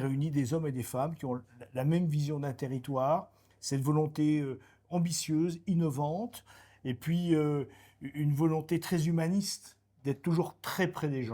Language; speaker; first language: French; native; French